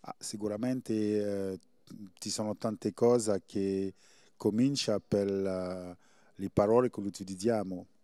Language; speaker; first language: Italian; non-native, fluent; French